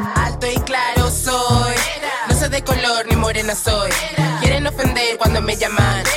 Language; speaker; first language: Spanish; early bilingual, other home language; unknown